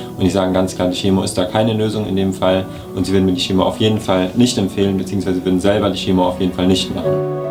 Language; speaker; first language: German; native; German